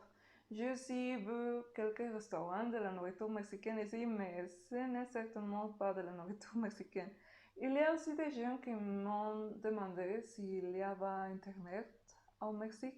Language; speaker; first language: French; non-native, learner; Spanish